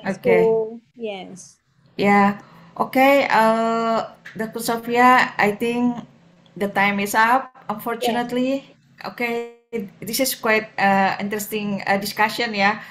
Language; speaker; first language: English; non-native, fluent; Indonesian